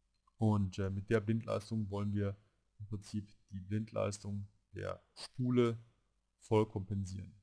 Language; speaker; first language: German; native; German